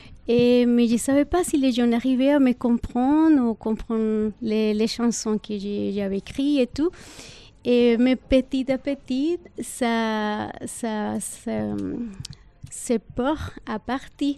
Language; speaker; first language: French; non-native, fluent; Spanish